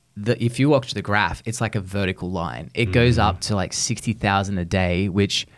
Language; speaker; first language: English; native; English